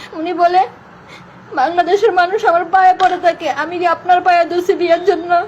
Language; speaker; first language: Bangla; non-native, local second language; Chakma